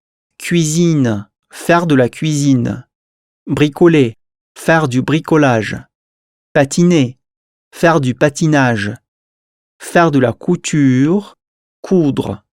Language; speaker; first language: French; non-native, fluent; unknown